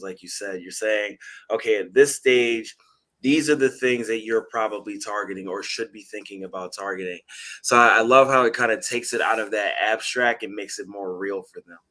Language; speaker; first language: English; native; English